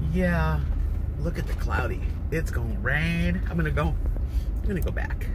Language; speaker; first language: English; native; English